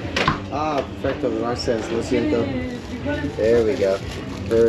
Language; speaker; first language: Spanish; non-native, learner; English